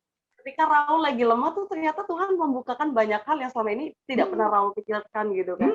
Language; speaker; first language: Indonesian; native; Indonesian